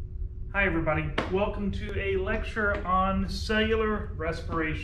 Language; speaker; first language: English; native; English